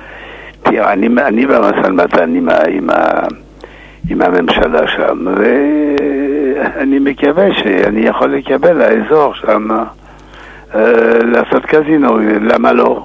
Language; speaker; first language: Hebrew; non-native, fluent; English